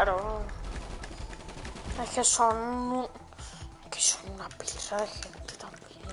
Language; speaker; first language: Spanish; native; Spanish